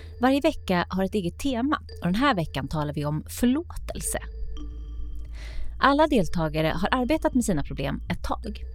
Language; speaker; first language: Swedish; native; Swedish